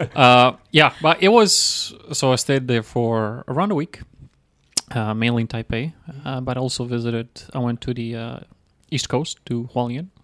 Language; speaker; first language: English; non-native, fluent; Croatian